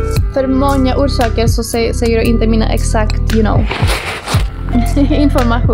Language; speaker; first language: Swedish; early bilingual, other home language; Greek